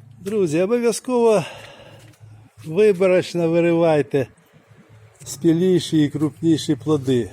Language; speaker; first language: Ukrainian; native; Ukrainian